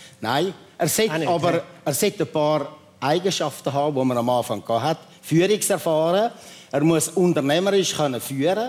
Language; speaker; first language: German; native; German